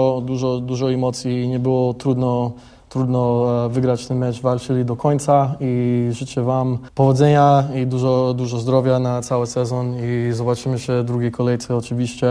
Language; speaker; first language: Polish; early bilingual, heritage; English